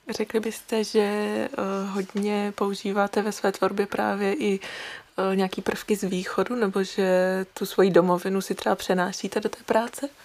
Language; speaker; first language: Czech; native; Czech